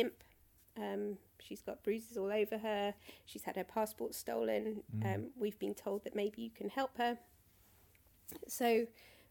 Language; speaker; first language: English; native; English